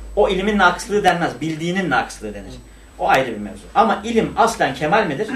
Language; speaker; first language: Turkish; non-native, local second language; Kurdish